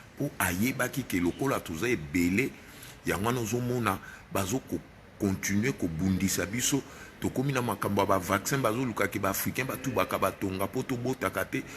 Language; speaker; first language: Lingala; non-native, local second language; Luba-Lulua